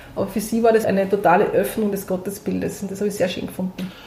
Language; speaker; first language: German; native; German